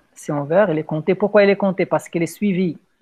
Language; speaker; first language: French; non-native, local second language; Arabic